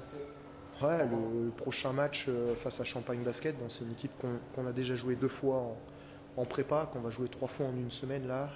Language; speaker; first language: French; native; French